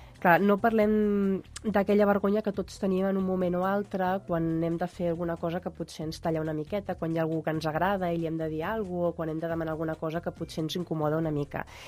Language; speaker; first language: Catalan; native; Catalan